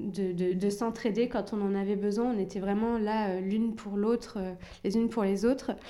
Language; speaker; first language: French; early bilingual, other home language; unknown